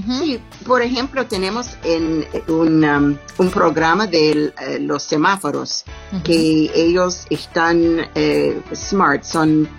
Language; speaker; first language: Spanish; non-native, learner; English